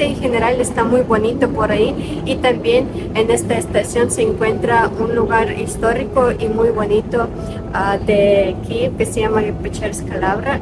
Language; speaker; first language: Spanish; non-native, fluent; Ukrainian